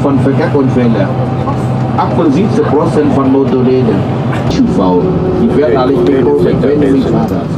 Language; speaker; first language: German; non-native, learner; Vietnamese